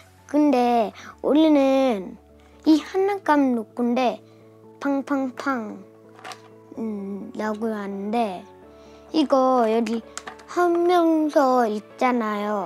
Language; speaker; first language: Korean; early bilingual, other home language; Russian